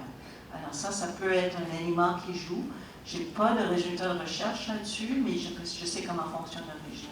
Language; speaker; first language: French; native; French